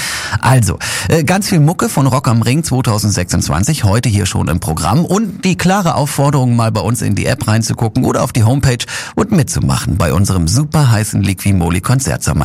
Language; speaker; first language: German; native; German